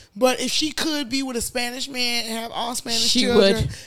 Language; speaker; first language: English; native; English